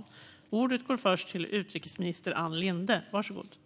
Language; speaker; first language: Swedish; native; Swedish